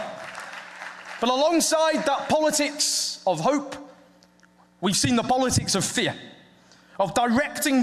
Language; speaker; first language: English; native; English